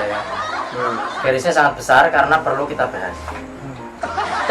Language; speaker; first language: Indonesian; non-native, local second language; Javanese